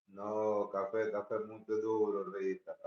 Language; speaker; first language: Spanish; non-native, learner; Portuguese